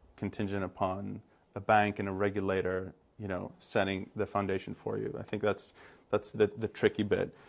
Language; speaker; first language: English; non-native, fluent; Greek